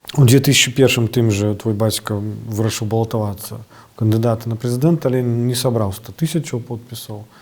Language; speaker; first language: Belarusian; non-native, local second language; Russian